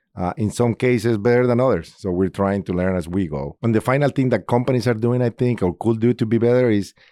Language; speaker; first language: English; non-native, fluent; Spanish